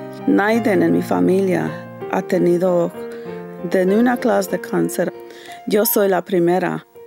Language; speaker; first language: Spanish; early bilingual, heritage; Spanish